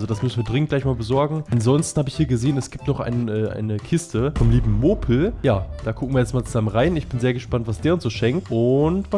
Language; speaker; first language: German; native; German